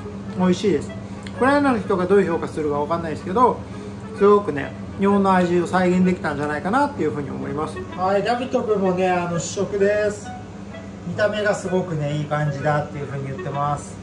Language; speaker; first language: Japanese; native; Japanese